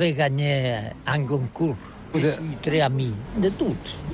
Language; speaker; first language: French; non-native, learner; Catalan